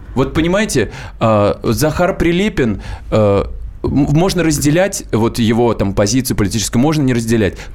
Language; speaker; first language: Russian; native; Russian